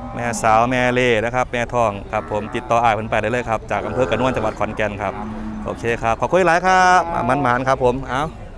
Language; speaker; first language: Thai; native; Thai